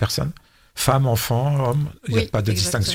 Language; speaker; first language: French; native; French